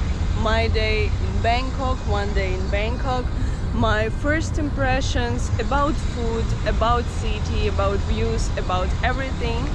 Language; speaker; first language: English; non-native, fluent; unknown